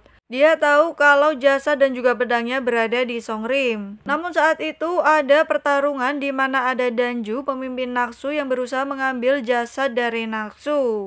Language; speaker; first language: Indonesian; native; Indonesian